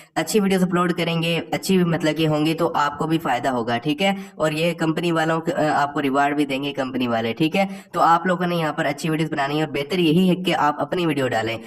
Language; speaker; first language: Urdu; non-native, local second language; Punjabi